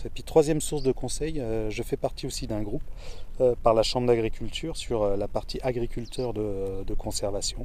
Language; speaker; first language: French; native; French